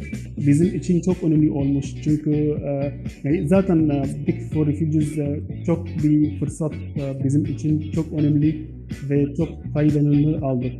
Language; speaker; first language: Turkish; non-native, learner; Arabic